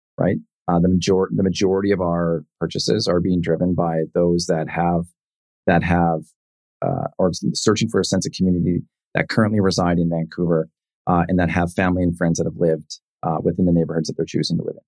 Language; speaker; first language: English; native; English